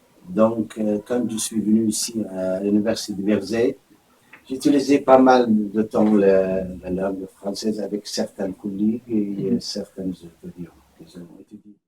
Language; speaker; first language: French; non-native, fluent; Arabic